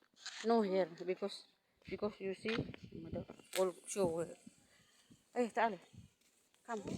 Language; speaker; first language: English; non-native, learner; Filipino